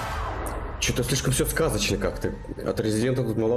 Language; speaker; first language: Russian; native; Russian